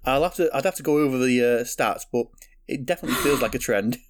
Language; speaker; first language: English; native; English